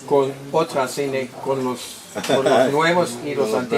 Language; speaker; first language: Spanish; non-native, learner; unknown